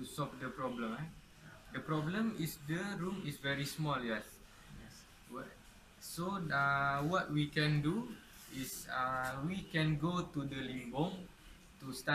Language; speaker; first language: English; non-native, local second language; Malay